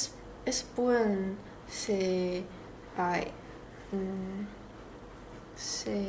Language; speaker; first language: Spanish; non-native, learner; Chinese